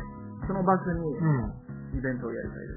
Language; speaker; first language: Japanese; non-native, learner; Italian